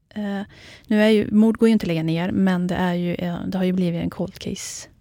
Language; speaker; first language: Swedish; early bilingual, other home language; Kurdish